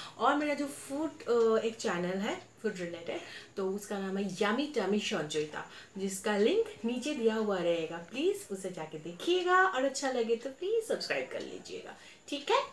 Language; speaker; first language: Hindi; non-native, local second language; Bangla